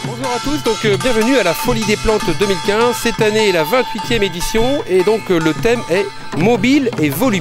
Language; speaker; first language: French; native; French